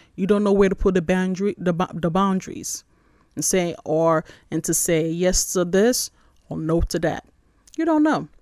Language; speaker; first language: English; non-native, local second language; Igbo